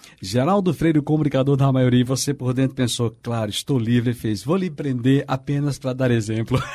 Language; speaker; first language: Portuguese; native; Portuguese